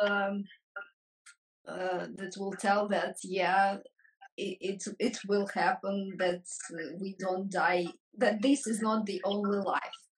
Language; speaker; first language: English; non-native, fluent; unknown